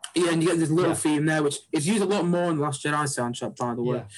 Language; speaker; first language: English; native; English